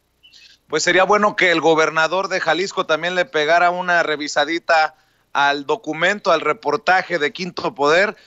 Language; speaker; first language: Spanish; native; Spanish